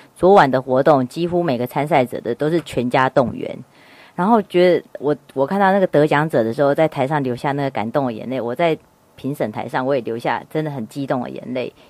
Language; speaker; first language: Chinese; native; Chinese